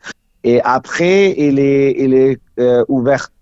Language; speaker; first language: French; non-native, learner; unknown